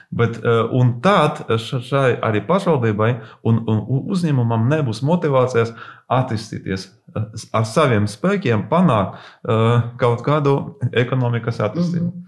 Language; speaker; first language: Latvian; non-native, local second language; Russian